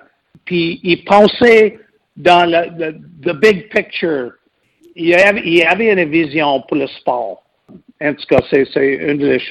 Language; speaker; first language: French; non-native, local second language; English